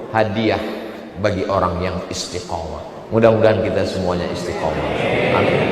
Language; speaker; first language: Indonesian; native; Indonesian